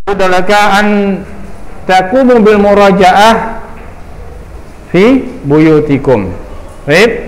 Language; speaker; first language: Arabic; non-native, fluent; Indonesian